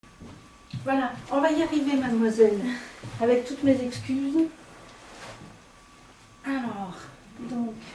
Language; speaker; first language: French; native; French